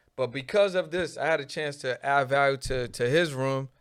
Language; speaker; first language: English; native; English